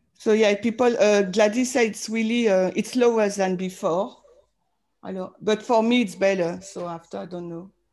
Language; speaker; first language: English; non-native, learner; French